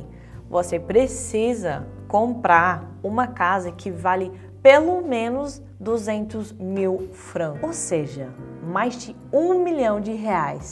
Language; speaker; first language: Portuguese; non-native, fluent; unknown